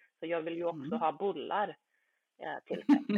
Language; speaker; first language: Swedish; early bilingual, other home language; Bosnian